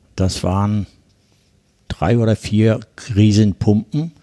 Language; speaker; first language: German; early bilingual, other home language; Turkish